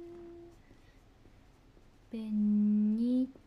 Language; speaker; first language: Spanish; non-native, learner; Japanese